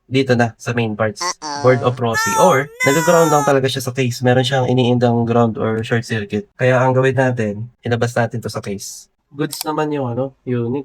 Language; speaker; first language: Filipino; native; Filipino